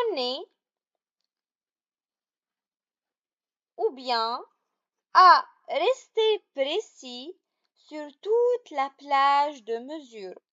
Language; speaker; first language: French; non-native, local second language; Arabic